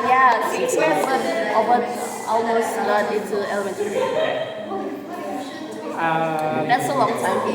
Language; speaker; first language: English; non-native, learner; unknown